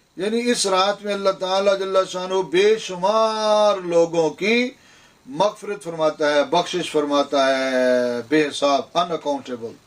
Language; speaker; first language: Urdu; non-native, local second language; Punjabi